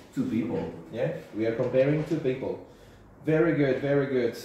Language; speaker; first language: English; non-native, fluent; Spanish